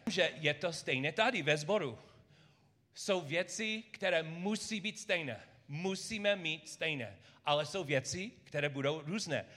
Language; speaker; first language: Czech; non-native, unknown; English